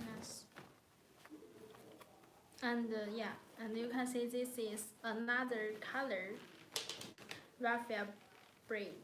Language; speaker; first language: English; non-native, learner; Chinese